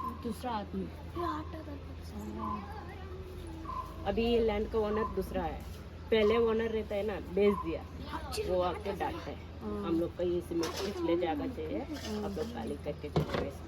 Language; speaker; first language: Hindi; non-native, local second language; Tamil